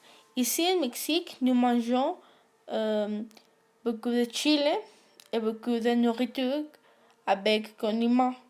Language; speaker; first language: French; non-native, learner; Spanish